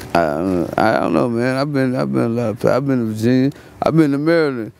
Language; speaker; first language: English; native; English